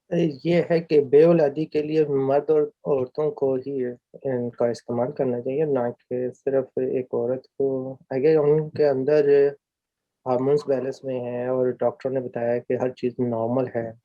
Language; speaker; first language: Urdu; native; Urdu